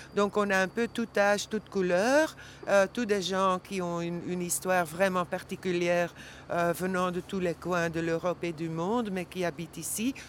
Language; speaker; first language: French; non-native, local second language; Dutch